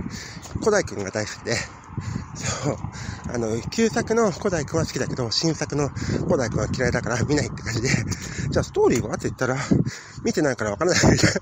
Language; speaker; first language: Japanese; native; Japanese